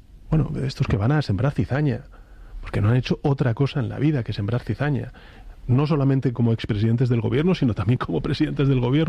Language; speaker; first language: Spanish; native; Spanish